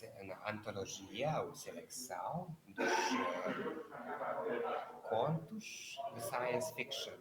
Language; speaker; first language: Portuguese; non-native, learner; Hungarian